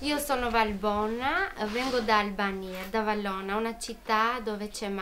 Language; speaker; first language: Italian; non-native, fluent; Albanian